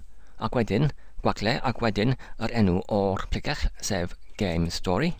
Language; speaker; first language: Welsh; non-native, learner; English